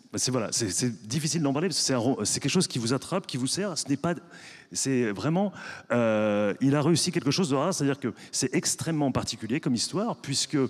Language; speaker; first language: French; native; French